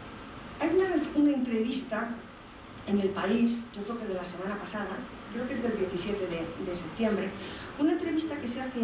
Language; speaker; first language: Spanish; native; Spanish